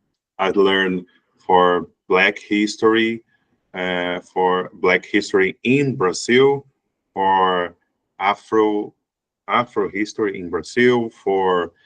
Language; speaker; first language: English; non-native, learner; Portuguese